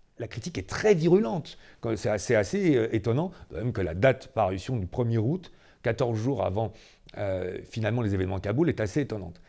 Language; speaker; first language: French; native; French